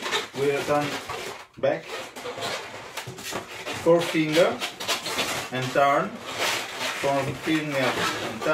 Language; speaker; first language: English; non-native, learner; Italian